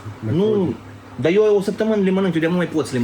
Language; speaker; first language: Romanian; native; Romanian